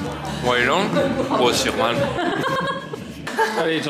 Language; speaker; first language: Chinese; non-native, learner; French